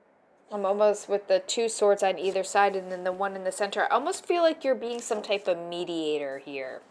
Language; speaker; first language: English; native; English